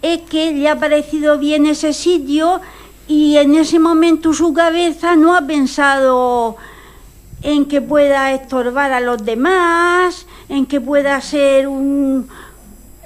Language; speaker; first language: Spanish; native; Spanish